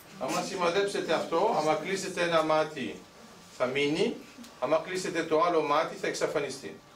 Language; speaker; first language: Greek; early bilingual, heritage; Greek